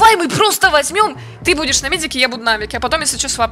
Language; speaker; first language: Russian; native; Russian